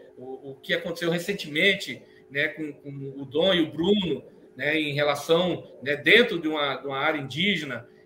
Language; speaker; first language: Portuguese; native; Portuguese